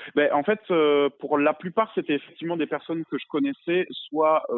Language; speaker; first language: French; native; French